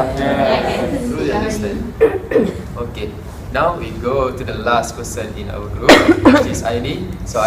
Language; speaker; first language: English; non-native, local second language; Malay